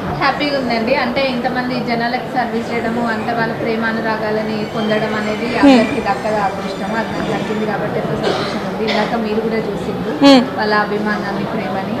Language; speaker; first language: Telugu; native; Telugu